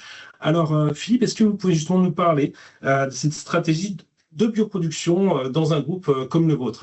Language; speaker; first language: French; native; French